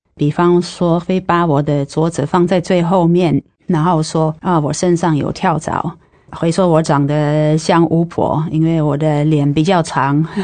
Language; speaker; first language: Chinese; non-native, fluent; Dutch